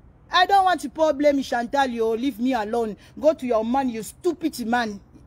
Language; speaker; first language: English; non-native, learner; Lingala